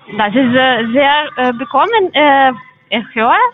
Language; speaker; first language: German; non-native, learner; Russian